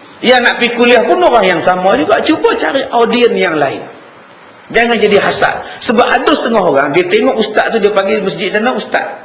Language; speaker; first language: Malay; native; Malay